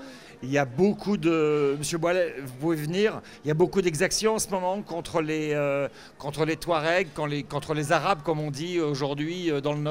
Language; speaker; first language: French; native; French